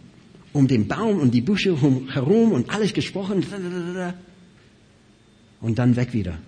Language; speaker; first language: German; non-native, fluent; English